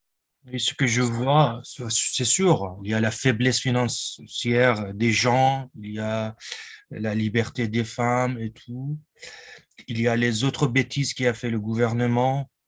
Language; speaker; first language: French; non-native, fluent; Persian